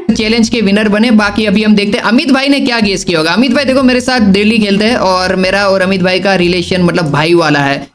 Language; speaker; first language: Hindi; non-native, local second language; Gujarati